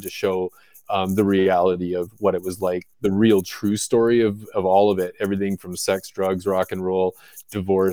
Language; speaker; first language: English; native; English